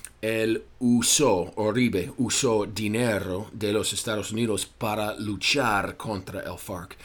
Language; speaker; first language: Spanish; non-native, fluent; English